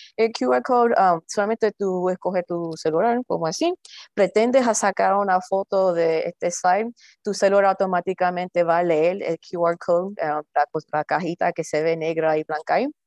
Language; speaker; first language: Spanish; early bilingual, heritage; Spanish